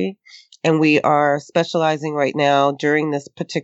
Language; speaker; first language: English; native; English